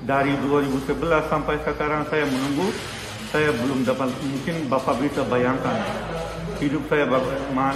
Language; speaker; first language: Indonesian; non-native, learner; Rohingya